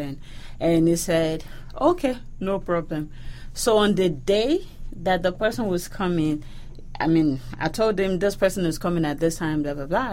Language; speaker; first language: English; non-native, local second language; Yoruba